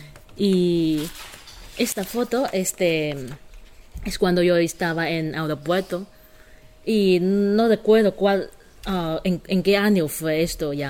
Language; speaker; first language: Spanish; non-native, fluent; Chinese